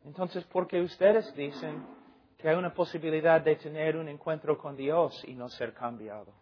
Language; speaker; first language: Spanish; non-native, fluent; English